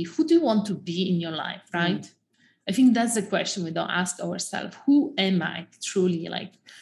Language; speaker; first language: English; non-native, fluent; Polish